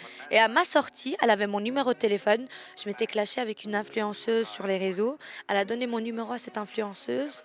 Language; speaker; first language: French; native; French